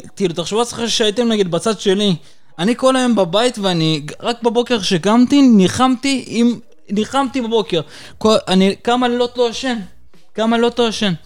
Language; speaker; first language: Hebrew; early bilingual, other home language; Russian